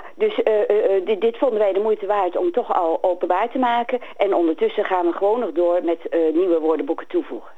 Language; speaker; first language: Dutch; native; Dutch